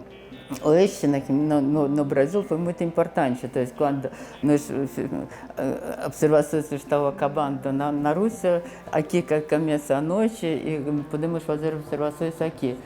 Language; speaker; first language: Portuguese; non-native, fluent; Russian